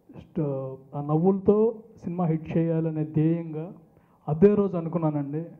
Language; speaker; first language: Telugu; native; Telugu